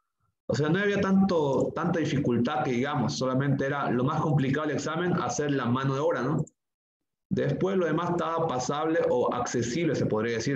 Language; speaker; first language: Spanish; native; Spanish